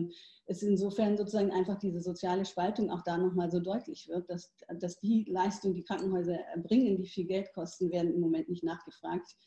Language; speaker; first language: German; native; German